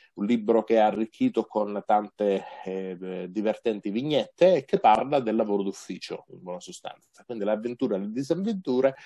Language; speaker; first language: Italian; native; Italian